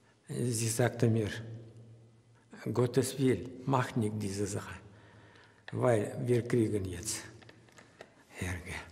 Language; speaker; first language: German; non-native, learner; Russian